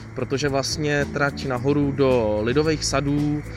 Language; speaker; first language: Czech; native; Czech